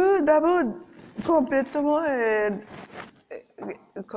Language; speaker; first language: French; non-native, learner; Japanese